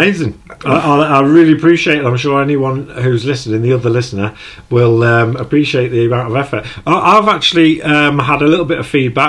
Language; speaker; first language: English; native; English